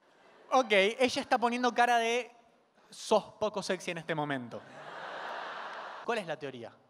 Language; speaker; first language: Spanish; native; Spanish